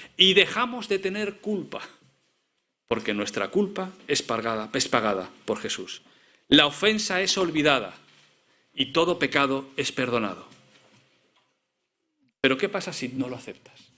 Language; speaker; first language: Spanish; native; Spanish